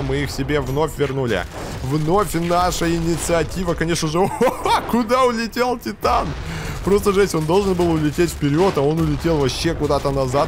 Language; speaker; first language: Russian; native; Russian